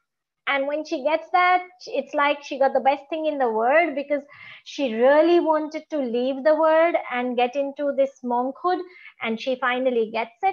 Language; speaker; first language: English; non-native, local second language; Gujarati